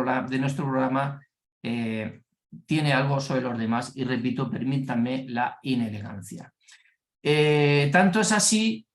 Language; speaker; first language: Spanish; native; Spanish